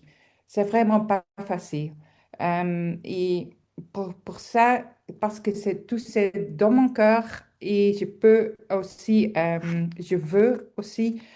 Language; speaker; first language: French; non-native, local second language; Dutch